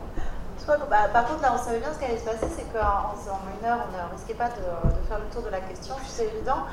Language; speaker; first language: French; native; French